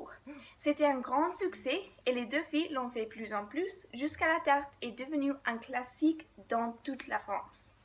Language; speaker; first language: French; non-native, learner; English